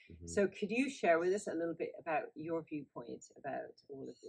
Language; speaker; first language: English; native; English